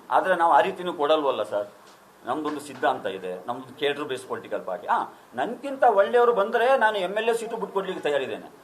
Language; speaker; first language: Kannada; native; Kannada